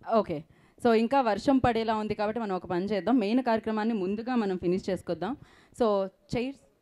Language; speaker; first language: Telugu; native; Telugu